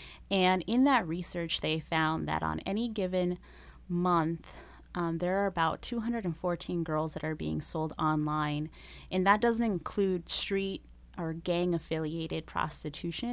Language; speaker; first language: English; early bilingual, other home language; Spanish